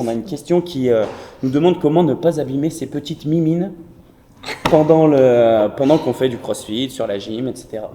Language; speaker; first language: French; native; French